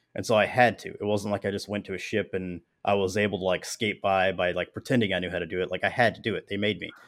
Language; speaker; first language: English; native; English